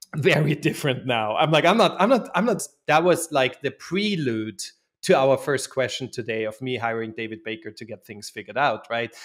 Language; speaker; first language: English; non-native, fluent; German